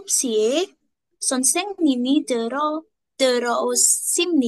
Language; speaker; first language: Korean; non-native, learner; Indonesian